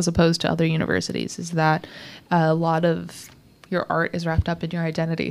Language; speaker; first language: English; native; English